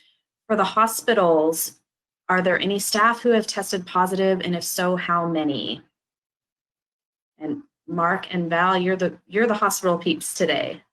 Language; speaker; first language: English; native; English